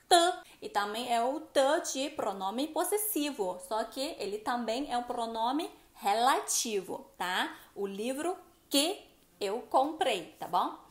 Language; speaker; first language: Portuguese; non-native, fluent; Chinese